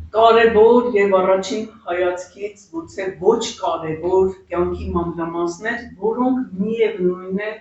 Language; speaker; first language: Armenian; native; Armenian